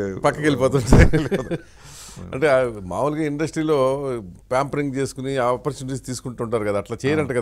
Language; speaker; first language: Telugu; native; Telugu